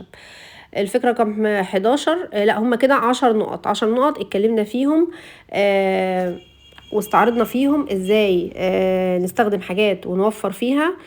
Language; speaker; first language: Arabic; native; Arabic